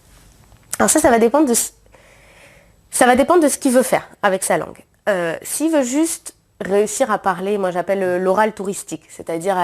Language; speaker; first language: French; native; French